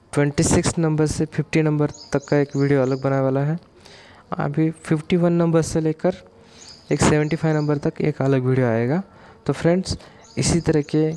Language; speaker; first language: Hindi; non-native, local second language; Marathi